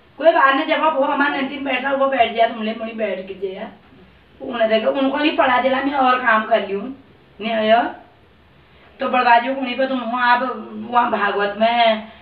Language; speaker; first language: Hindi; native; Hindi